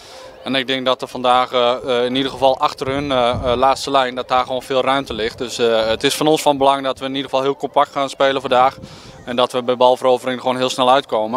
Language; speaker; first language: Dutch; native; Dutch